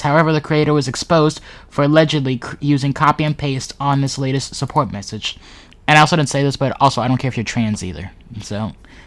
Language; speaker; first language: English; native; English